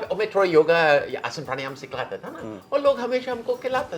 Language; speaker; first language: Hindi; non-native, fluent; English